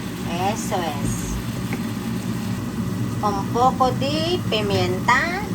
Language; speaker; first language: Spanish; non-native, fluent; Filipino